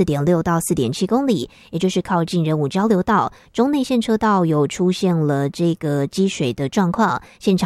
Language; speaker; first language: Chinese; native; Chinese